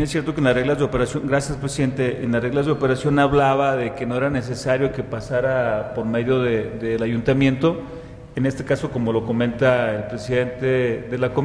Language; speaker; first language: Spanish; native; Spanish